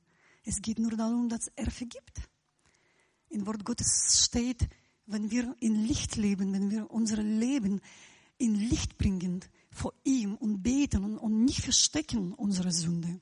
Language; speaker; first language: German; non-native, fluent; Russian